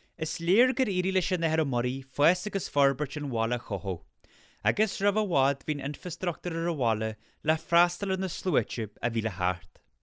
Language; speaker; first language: Irish; native; Irish